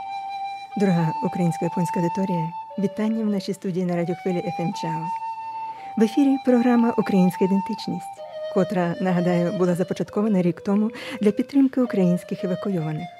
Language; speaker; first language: Ukrainian; native; Ukrainian